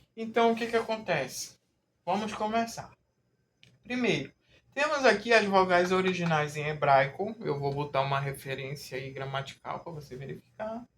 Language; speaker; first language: Portuguese; native; Portuguese